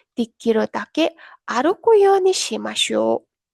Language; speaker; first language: Japanese; non-native, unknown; Mongolian